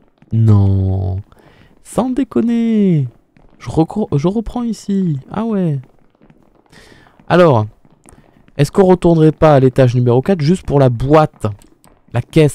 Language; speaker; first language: French; native; French